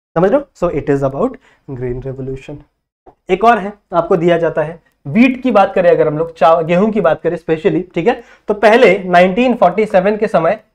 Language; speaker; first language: Hindi; native; Hindi